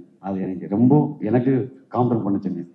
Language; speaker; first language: Tamil; native; Tamil